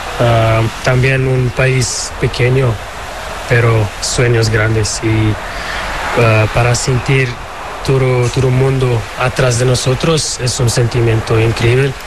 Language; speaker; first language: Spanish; non-native, learner; Portuguese